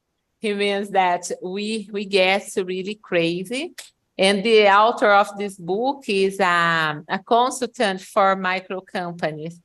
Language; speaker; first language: English; non-native, fluent; Portuguese